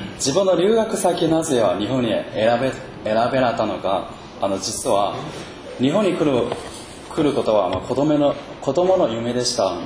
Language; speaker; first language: Japanese; non-native, fluent; Chinese